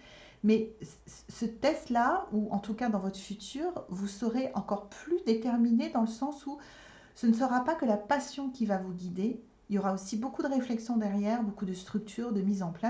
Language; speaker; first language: French; native; French